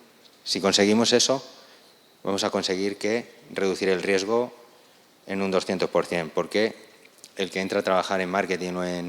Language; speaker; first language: Spanish; native; Spanish